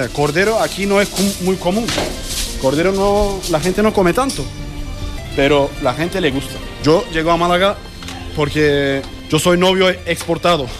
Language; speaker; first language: Spanish; non-native, learner; Turkish